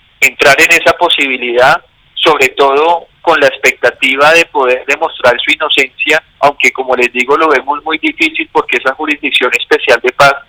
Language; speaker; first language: Spanish; native; Spanish